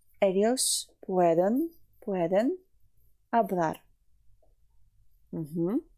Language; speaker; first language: Spanish; non-native, fluent; Ukrainian